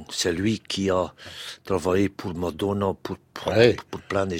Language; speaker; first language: French; non-native, local second language; Dutch